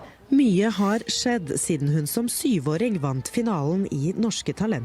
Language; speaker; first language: Norwegian; native; Norwegian